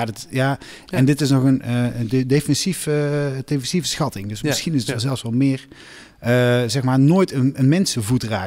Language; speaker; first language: Dutch; native; Dutch